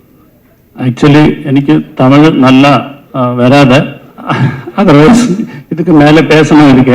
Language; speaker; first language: Tamil; non-native, learner; Malayalam